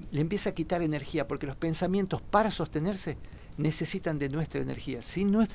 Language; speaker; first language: Spanish; native; Spanish